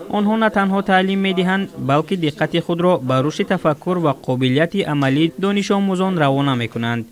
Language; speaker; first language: Tajik; non-native, learner; Chinese